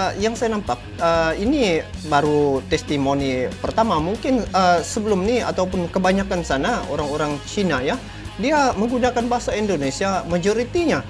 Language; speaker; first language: Malay; native; Malay